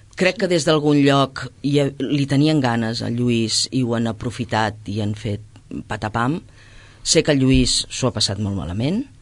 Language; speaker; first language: Catalan; native; Catalan